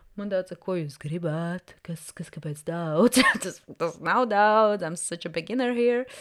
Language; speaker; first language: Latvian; native; Latvian